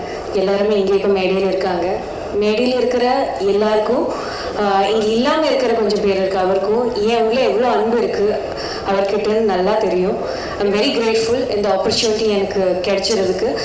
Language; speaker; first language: Tamil; non-native, fluent; Malayalam